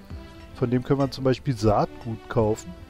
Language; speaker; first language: German; native; German